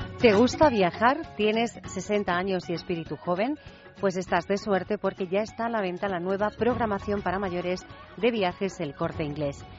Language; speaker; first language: Spanish; native; Spanish